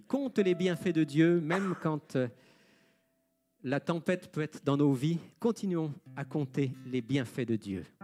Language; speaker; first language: French; native; French